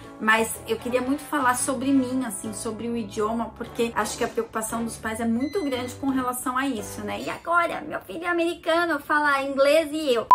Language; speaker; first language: Portuguese; native; Portuguese